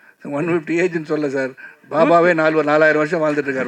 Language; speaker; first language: Tamil; native; Tamil